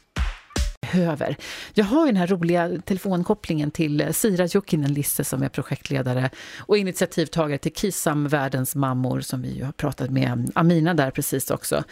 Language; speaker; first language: Swedish; native; Swedish